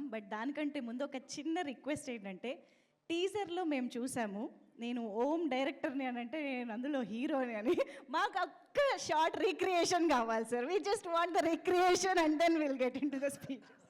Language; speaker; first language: Telugu; native; Telugu